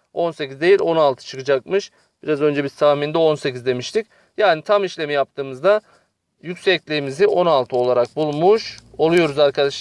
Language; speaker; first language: Turkish; native; Turkish